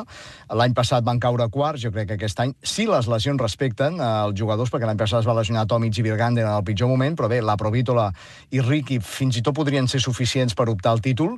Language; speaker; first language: Catalan; native; Catalan